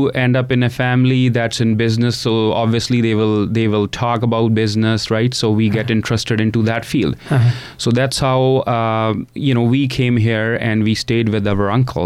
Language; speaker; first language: English; non-native, local second language; Punjabi